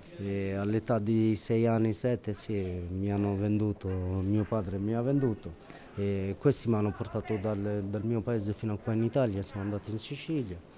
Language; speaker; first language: Italian; early bilingual, other home language; Albanian